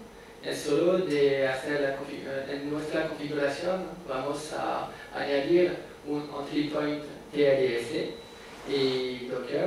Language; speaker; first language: Spanish; non-native, fluent; French